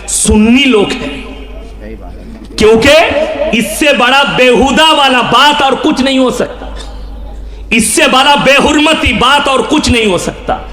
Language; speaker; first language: Urdu; non-native, local second language; Bangla